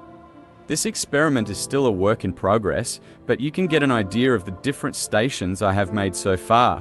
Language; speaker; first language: English; native; English